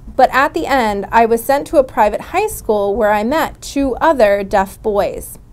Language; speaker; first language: English; native; English